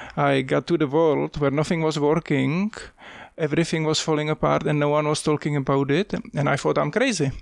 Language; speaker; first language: English; non-native, fluent; Czech